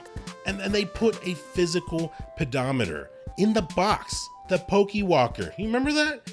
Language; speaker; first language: English; native; English